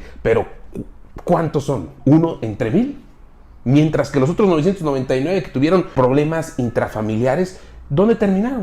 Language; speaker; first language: Spanish; native; Spanish